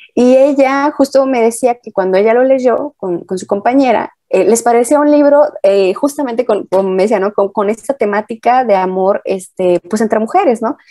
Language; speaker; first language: Spanish; native; Spanish